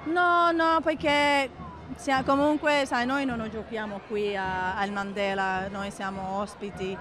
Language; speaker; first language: Italian; non-native, learner; Spanish